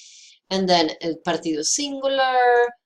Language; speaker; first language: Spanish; non-native, fluent; English